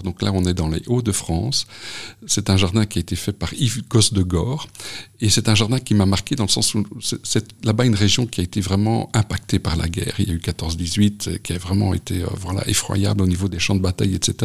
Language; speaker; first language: French; native; French